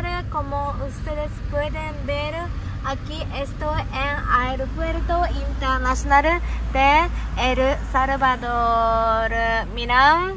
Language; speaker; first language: Spanish; non-native, learner; Japanese